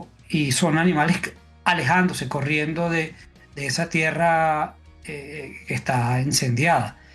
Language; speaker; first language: Spanish; native; Spanish